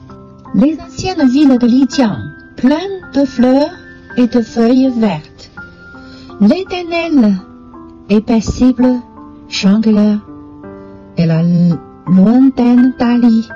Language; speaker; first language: French; non-native, fluent; Chinese